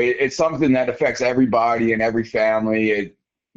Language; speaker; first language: English; native; English